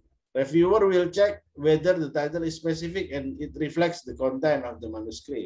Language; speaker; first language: English; non-native, fluent; Indonesian